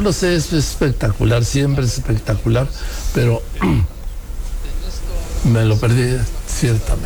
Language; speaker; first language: Spanish; native; Spanish